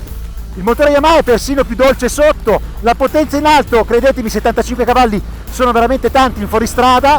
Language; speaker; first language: Italian; native; Italian